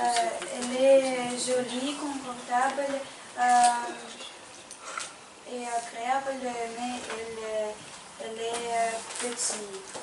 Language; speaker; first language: French; non-native, learner; Ukrainian